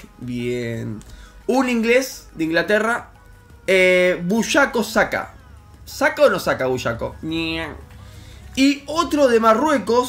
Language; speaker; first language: Spanish; native; Spanish